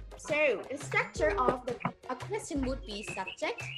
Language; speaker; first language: English; non-native, fluent; Thai